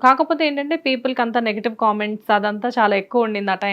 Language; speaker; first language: Telugu; native; Telugu